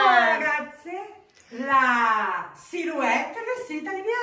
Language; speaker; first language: Italian; native; Italian